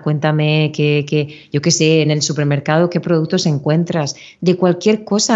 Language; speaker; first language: Spanish; native; Spanish